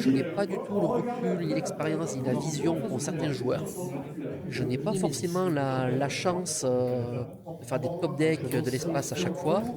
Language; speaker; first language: French; native; French